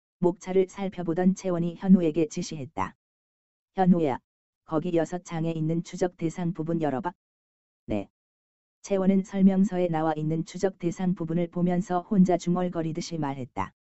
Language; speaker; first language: Korean; native; Korean